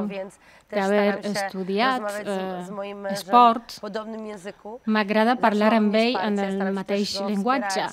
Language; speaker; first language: Catalan; non-native, learner; Polish